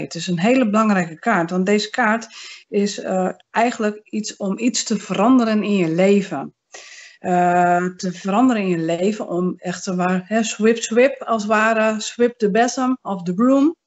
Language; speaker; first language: Dutch; native; Dutch